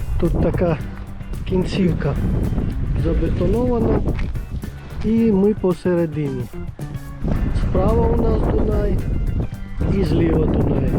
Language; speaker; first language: Ukrainian; non-native, learner; Georgian